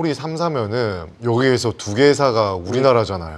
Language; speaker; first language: Korean; native; Korean